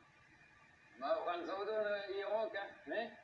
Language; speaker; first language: Dutch; non-native, local second language; French